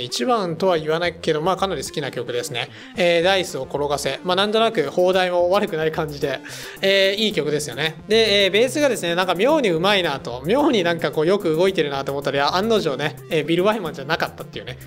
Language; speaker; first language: Japanese; native; Japanese